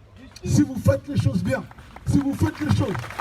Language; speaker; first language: French; native; French